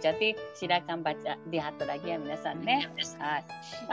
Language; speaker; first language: Indonesian; non-native, learner; Japanese